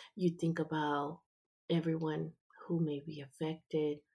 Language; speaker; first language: English; early bilingual, other home language; Spanish